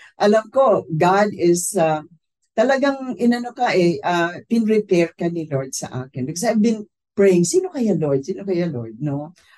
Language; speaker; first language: Filipino; non-native, local second language; Hiligaynon